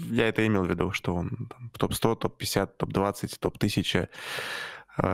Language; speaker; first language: Russian; native; Russian